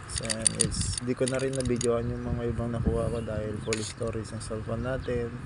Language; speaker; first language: Filipino; non-native, local second language; Iloko